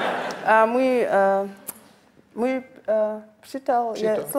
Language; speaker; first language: Czech; non-native, learner; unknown